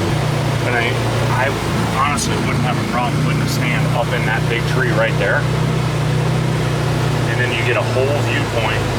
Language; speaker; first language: English; native; English